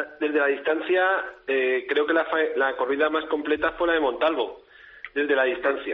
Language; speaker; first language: Spanish; native; Spanish